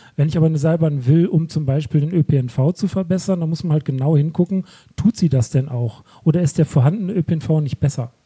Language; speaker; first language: German; native; German